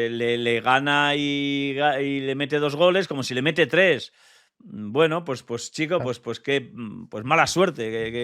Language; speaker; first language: Spanish; native; Spanish